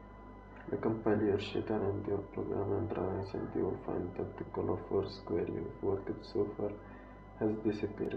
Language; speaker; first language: English; non-native, fluent; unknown